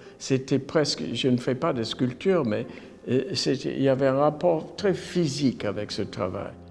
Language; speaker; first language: French; non-native, fluent; English